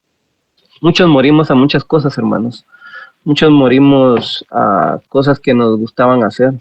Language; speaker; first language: Spanish; native; Spanish